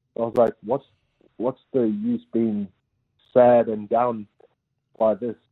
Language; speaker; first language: English; native; English